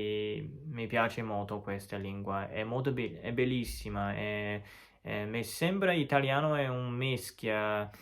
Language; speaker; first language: Italian; non-native, learner; Chinese